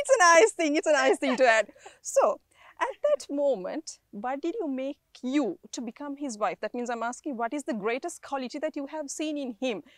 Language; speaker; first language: English; non-native, local second language; Sinhala